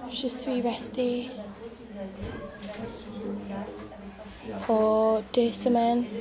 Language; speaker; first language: French; non-native, learner; English